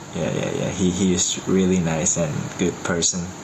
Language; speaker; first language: English; non-native, learner; Thai